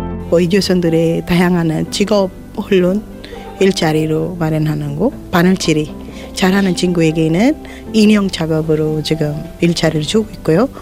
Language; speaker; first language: Korean; non-native, fluent; Sinhala